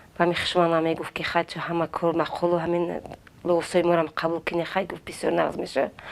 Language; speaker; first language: Tajik; non-native, fluent; Avaric